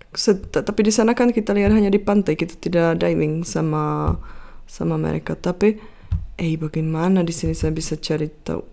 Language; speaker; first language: Indonesian; non-native, fluent; Czech